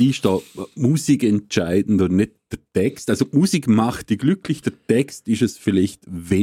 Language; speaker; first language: German; native; German